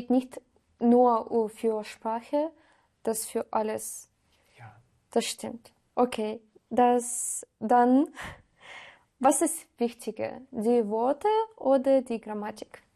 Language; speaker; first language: German; non-native, learner; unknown